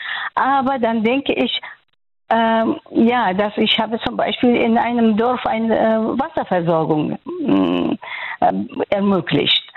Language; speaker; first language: German; non-native, fluent; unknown